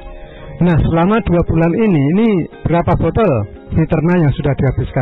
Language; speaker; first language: Indonesian; native; Indonesian